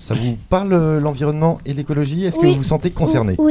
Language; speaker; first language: French; native; French